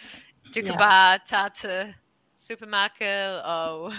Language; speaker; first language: Danish; early bilingual, heritage; English